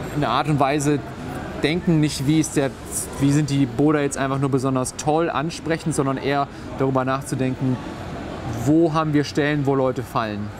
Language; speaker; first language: German; native; German